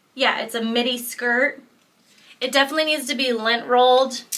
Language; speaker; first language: English; native; English